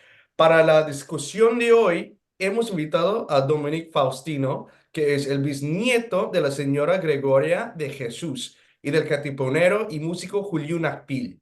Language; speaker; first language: Spanish; non-native, fluent; English